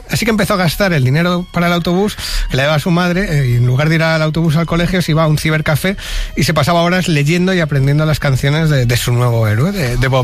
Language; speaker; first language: Spanish; native; Spanish